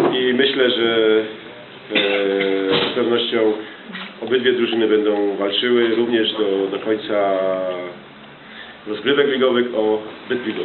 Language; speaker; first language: Polish; native; Polish